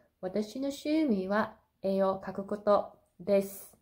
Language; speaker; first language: Japanese; non-native, fluent; Cantonese